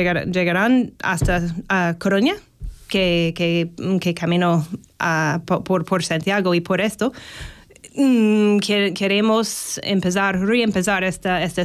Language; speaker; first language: Spanish; non-native, fluent; English